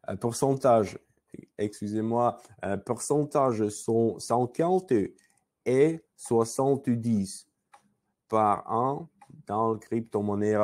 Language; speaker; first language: French; non-native, learner; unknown